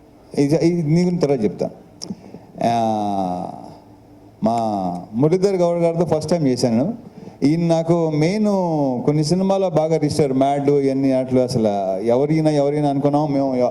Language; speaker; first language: Telugu; native; Telugu